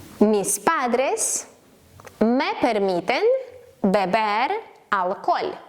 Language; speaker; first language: Spanish; non-native, learner; Ukrainian